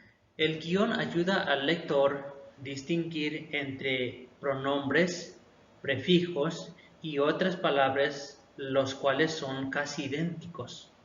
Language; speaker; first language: Spanish; non-native, local second language; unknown